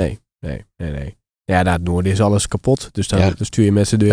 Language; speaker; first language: Dutch; native; Dutch